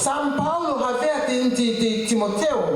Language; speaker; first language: Danish; non-native, learner; French